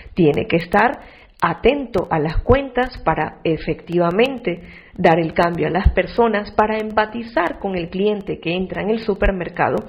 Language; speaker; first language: Spanish; native; Spanish